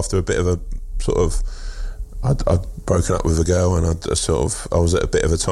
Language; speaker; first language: English; native; English